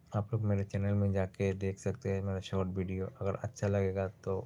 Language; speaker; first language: Hindi; non-native, local second language; Bangla